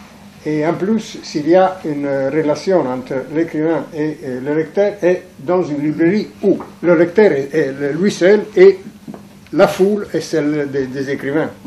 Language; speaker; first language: French; non-native, fluent; Italian